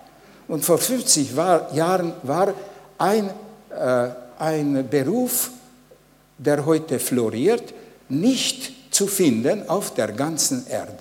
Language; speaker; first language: German; non-native, fluent; Hungarian